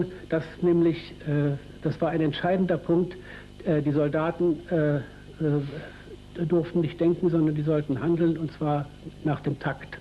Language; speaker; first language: German; native; German